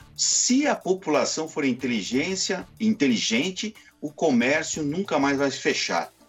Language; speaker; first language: Portuguese; native; Portuguese